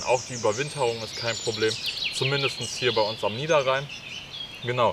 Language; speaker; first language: German; native; German